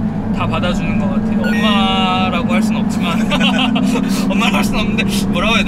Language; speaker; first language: Korean; native; Korean